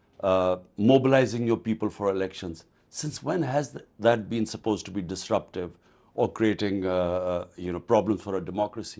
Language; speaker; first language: English; non-native, local second language; Urdu